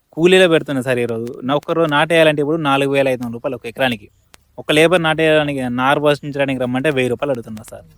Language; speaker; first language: Telugu; native; Telugu